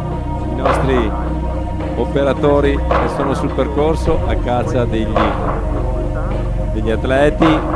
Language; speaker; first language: Italian; native; Italian